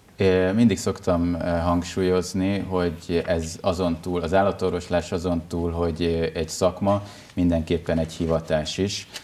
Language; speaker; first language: Hungarian; native; Hungarian